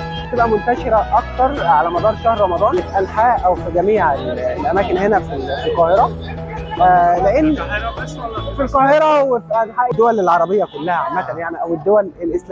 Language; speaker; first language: Arabic; native; Arabic